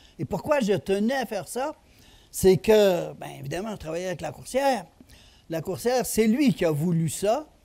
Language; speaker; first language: French; native; French